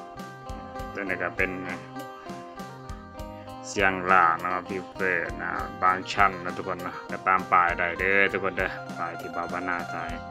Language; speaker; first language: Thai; non-native, local second language; Lao